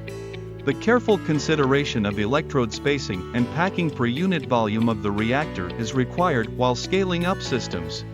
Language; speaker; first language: English; non-native, fluent; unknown